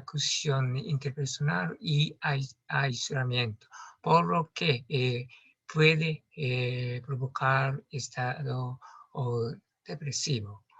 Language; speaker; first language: Spanish; non-native, learner; Japanese